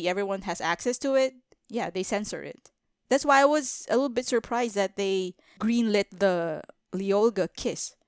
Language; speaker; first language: English; non-native, local second language; Filipino